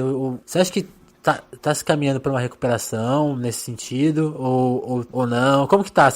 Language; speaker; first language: Portuguese; native; Portuguese